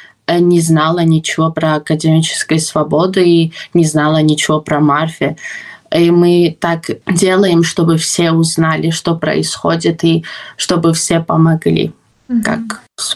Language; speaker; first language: Russian; non-native, fluent; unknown